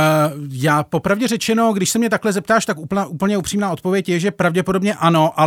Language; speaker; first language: Czech; native; Czech